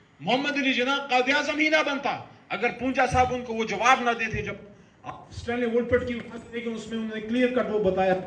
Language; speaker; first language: Urdu; non-native, local second language; Pashto